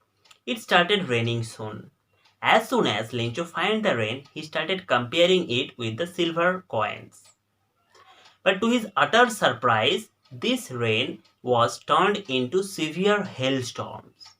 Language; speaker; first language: English; non-native, local second language; Bangla